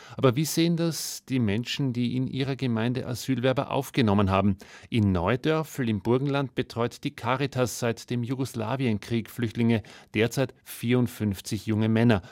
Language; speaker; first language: German; native; German